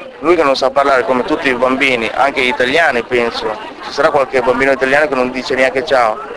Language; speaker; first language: Italian; early bilingual, other home language; Punjabi